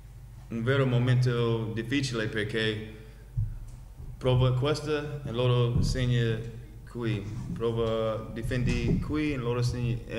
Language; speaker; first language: Italian; non-native, learner; English